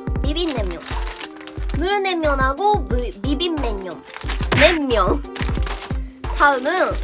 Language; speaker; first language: Korean; non-native, learner; Japanese